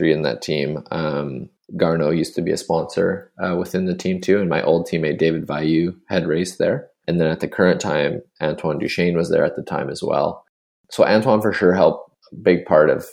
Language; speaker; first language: English; native; English